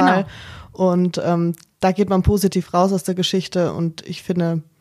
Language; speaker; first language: German; native; German